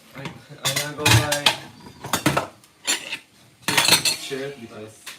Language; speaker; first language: English; non-native, learner; Japanese